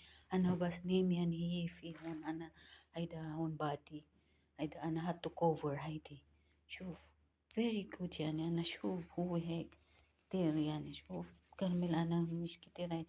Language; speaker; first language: Arabic; non-native, learner; Filipino